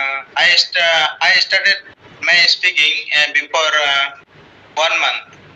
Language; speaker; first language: English; non-native, learner; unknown